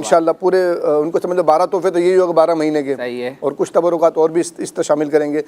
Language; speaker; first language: Urdu; native; Urdu